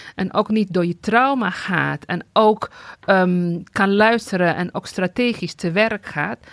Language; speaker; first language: Dutch; non-native, fluent; Tigrinya